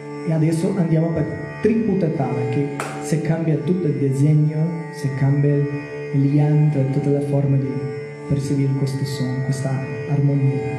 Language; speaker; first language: Italian; non-native, learner; Portuguese